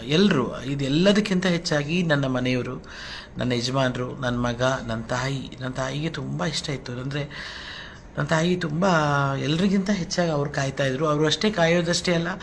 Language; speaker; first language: Kannada; non-native, local second language; Telugu